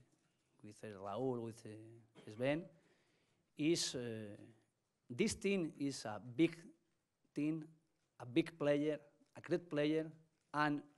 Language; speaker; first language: English; non-native, learner; Spanish